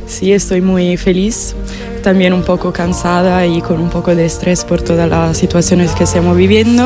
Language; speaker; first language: Spanish; non-native, fluent; Italian